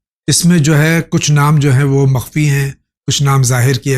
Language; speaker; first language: Urdu; native; Urdu